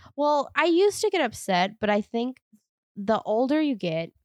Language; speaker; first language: English; native; English